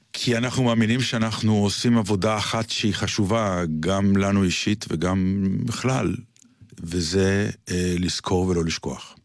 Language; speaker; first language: Hebrew; native; Hebrew